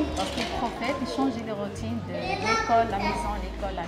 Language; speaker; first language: French; non-native, learner; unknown